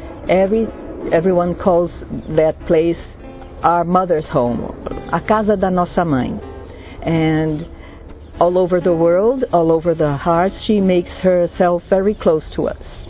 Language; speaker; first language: English; non-native, fluent; Portuguese